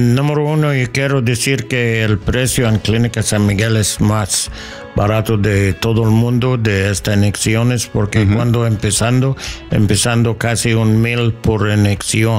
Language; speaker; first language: Spanish; non-native, learner; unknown